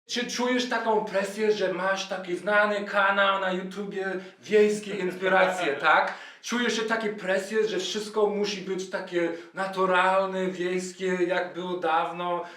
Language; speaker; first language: Polish; non-native, learner; English